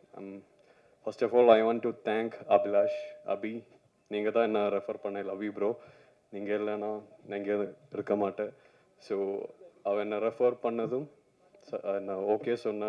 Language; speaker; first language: Tamil; non-native, learner; Malayalam